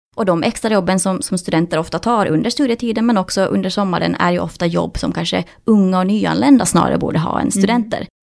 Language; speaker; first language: Swedish; native; Swedish